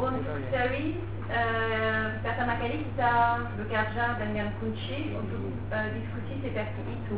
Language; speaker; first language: Indonesian; non-native, fluent; French